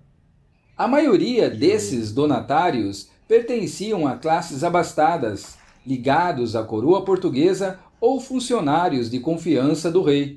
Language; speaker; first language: Portuguese; native; Portuguese